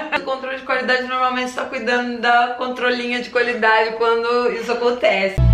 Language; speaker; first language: Portuguese; native; Portuguese